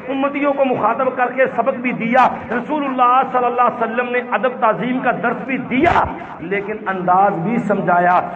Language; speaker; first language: Urdu; non-native, local second language; Punjabi